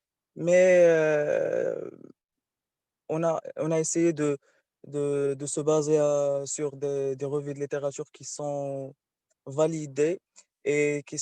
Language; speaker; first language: French; non-native, local second language; Arabic